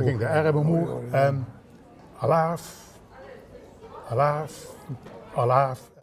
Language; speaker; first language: Dutch; native; Dutch